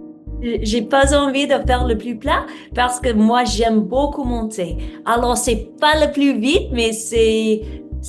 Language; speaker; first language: French; non-native, learner; English